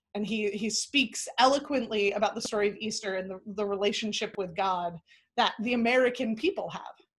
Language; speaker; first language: English; native; English